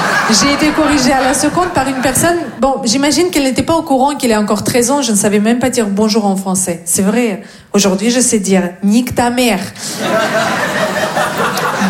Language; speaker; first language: French; non-native, fluent; Russian